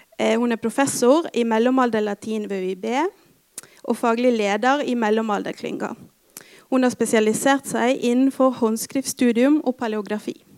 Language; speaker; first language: Norwegian; native; Norwegian